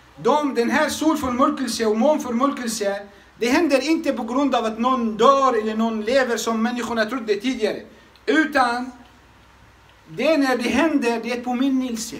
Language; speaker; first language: Swedish; non-native, fluent; Arabic